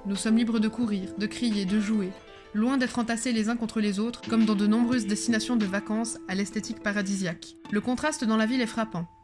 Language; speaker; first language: French; early bilingual, other home language; Hebrew